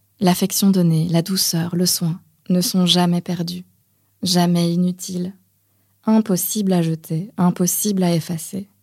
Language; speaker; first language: French; native; French